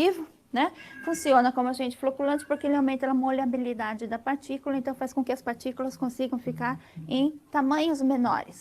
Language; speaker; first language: Portuguese; native; Portuguese